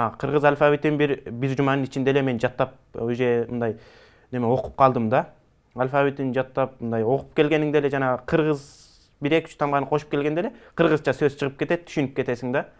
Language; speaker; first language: Kyrgyz; early bilingual, heritage; Kyrgyz